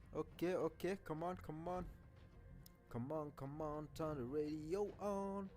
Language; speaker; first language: English; non-native, local second language; Khasi